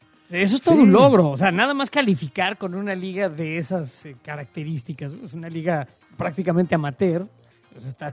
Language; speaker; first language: Spanish; native; Spanish